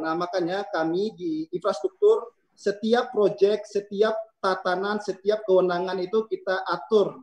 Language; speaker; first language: Indonesian; native; Indonesian